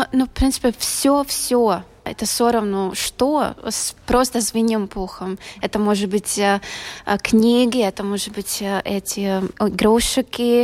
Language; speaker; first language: Russian; non-native, local second language; Latvian